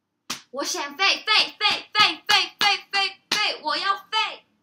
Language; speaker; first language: Chinese; non-native, learner; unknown